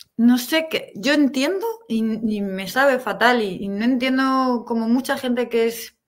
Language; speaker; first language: Spanish; native; Spanish